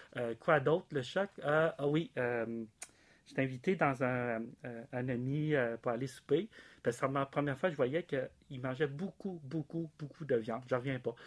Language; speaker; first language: French; early bilingual, other home language; Vietnamese